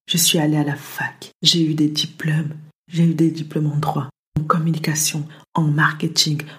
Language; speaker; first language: French; early bilingual, other home language; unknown